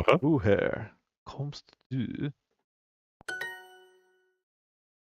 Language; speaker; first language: German; non-native, learner; English